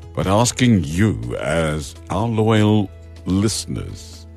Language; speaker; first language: English; non-native, local second language; Afrikaans